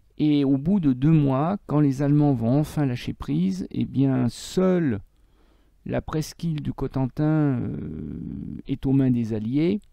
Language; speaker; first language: French; native; French